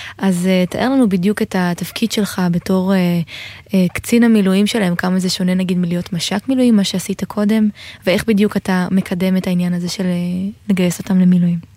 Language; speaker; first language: Hebrew; native; Hebrew